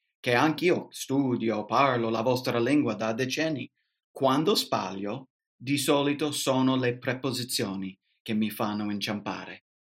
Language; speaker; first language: Italian; non-native, fluent; English